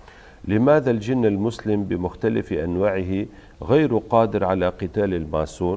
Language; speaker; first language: Arabic; native; Arabic